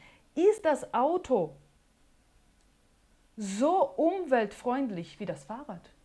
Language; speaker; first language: German; non-native, fluent; Portuguese